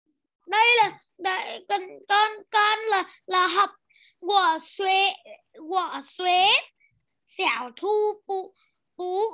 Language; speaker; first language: Chinese; non-native, learner; Vietnamese